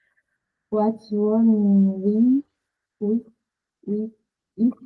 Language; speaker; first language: English; non-native, learner; Portuguese